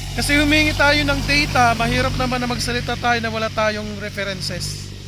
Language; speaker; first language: Filipino; non-native, local second language; Waray